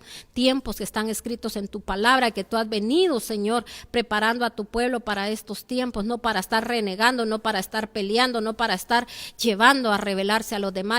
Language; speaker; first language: Spanish; native; Spanish